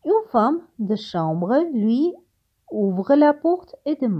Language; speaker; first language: French; non-native, fluent; Armenian